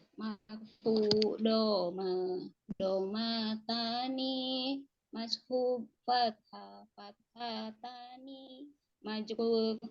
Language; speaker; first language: Arabic; non-native, learner; Indonesian